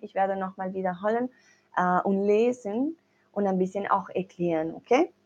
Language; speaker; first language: German; non-native, learner; Spanish